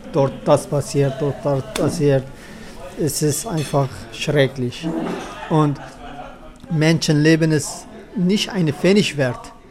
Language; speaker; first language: German; non-native, learner; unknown